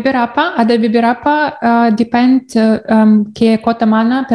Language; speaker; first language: Indonesian; non-native, learner; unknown